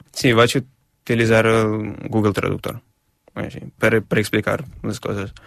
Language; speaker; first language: Catalan; non-native, fluent; Ukrainian